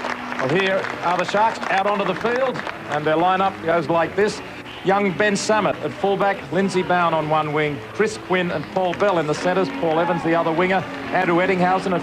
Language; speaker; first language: English; native; English